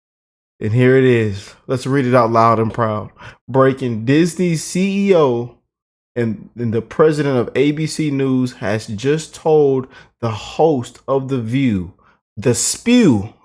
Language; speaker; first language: English; native; English